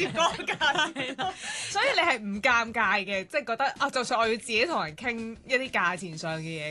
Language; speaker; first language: Cantonese; native; Cantonese